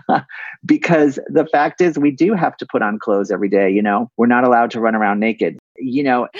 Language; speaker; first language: English; native; English